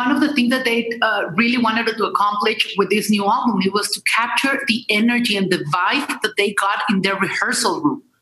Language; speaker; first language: English; non-native, fluent; Spanish